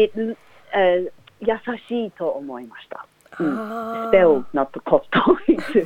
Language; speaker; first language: Japanese; non-native, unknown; English